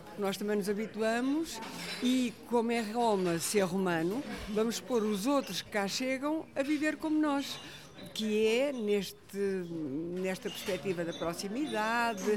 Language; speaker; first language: Portuguese; native; Portuguese